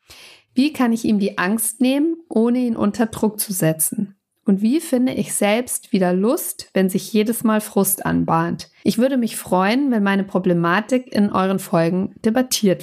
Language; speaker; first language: German; native; German